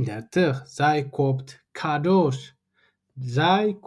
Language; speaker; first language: Dutch; non-native, learner; Tigrinya